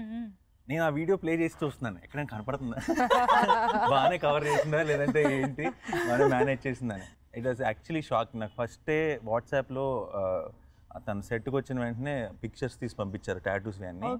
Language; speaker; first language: Telugu; native; Telugu